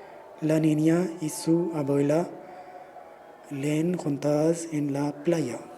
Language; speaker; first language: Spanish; non-native, learner; Urdu